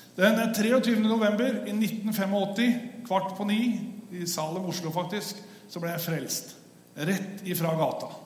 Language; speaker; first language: Norwegian; native; Norwegian